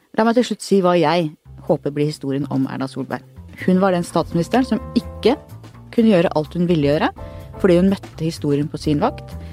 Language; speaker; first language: Norwegian; native; Norwegian